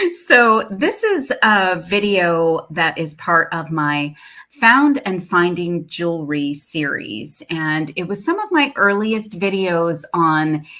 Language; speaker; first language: English; native; English